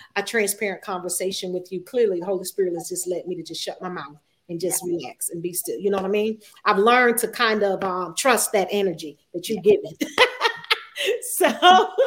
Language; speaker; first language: English; native; English